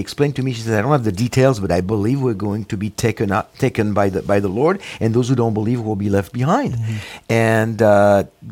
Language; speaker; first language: English; non-native, fluent; French